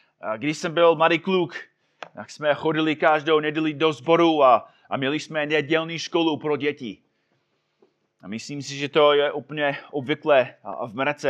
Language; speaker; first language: Czech; non-native, fluent; English